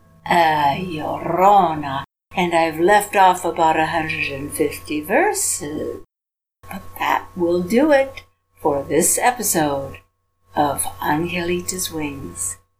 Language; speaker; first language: English; native; English